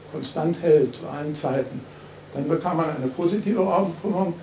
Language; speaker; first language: German; native; German